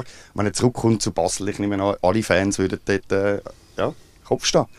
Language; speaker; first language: German; native; German